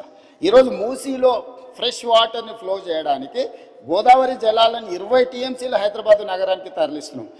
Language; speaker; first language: Telugu; native; Telugu